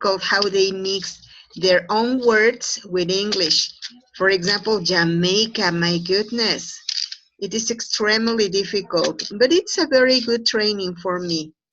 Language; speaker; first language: English; non-native, fluent; Spanish